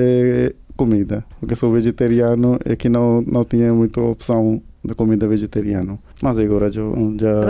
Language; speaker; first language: Portuguese; non-native, learner; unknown